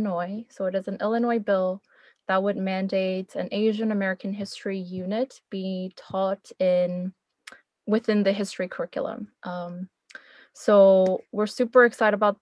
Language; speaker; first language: English; early bilingual, other home language; Korean